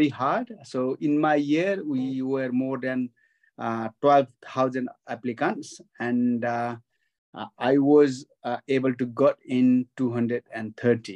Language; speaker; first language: English; non-native, local second language; Nepali